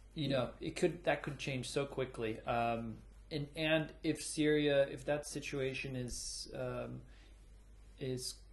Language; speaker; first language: English; early bilingual, other home language; German